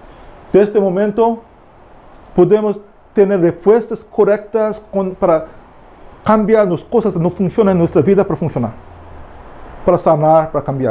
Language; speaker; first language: Spanish; non-native, learner; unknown